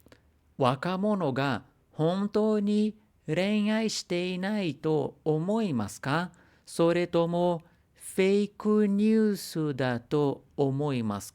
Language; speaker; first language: Japanese; non-native, fluent; Portuguese